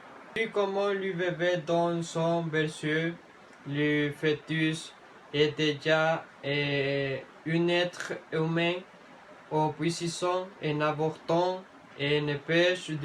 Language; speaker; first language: French; non-native, learner; Spanish